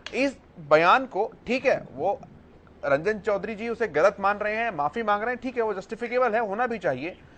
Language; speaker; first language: Hindi; native; Hindi